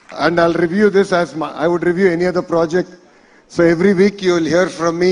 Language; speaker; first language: English; non-native, local second language; Telugu